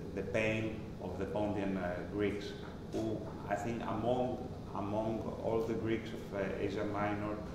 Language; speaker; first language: English; non-native, fluent; Greek